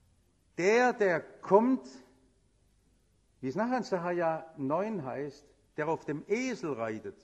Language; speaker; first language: German; native; German